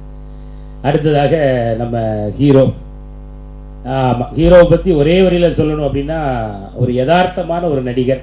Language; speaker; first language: Tamil; native; Tamil